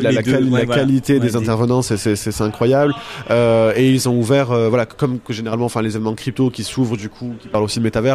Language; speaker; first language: French; native; French